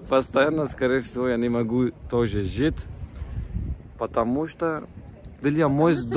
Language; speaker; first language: Russian; non-native, learner; Turkish